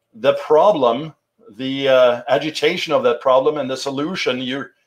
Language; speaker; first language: English; non-native, fluent; Norwegian